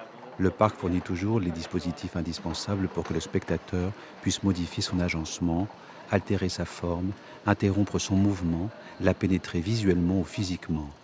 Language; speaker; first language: French; native; French